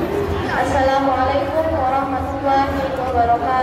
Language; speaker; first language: Arabic; non-native, learner; Indonesian